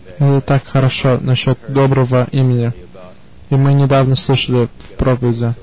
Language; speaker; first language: Russian; early bilingual, heritage; Russian